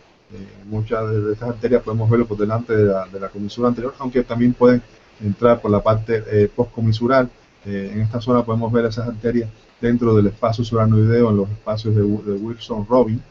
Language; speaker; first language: Spanish; native; Spanish